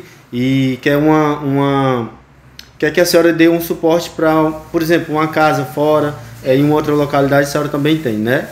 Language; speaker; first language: Portuguese; native; Portuguese